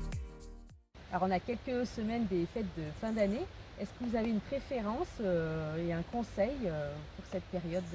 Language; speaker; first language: French; native; French